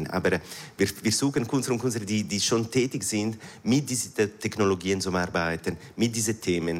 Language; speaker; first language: German; non-native, fluent; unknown